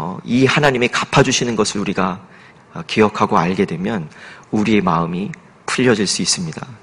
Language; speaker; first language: Korean; native; Korean